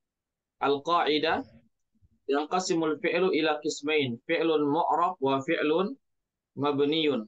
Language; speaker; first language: Arabic; non-native, fluent; Indonesian